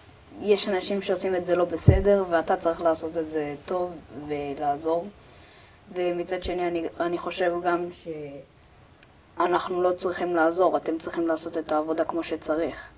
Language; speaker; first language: Hebrew; early bilingual, other home language; Amharic